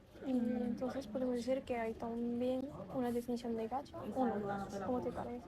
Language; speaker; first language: Spanish; non-native, learner; French